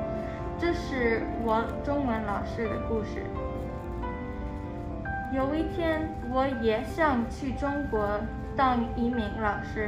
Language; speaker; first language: Chinese; non-native, fluent; English